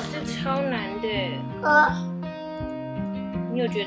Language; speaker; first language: Chinese; native; Chinese